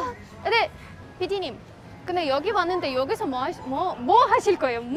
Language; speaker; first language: Korean; non-native, fluent; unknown